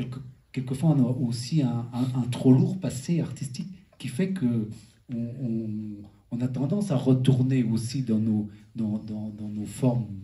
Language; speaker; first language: French; native; French